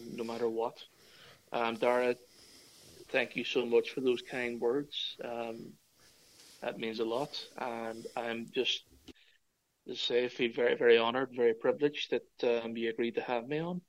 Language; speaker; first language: English; native; English